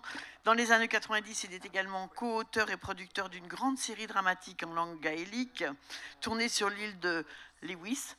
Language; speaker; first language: French; native; French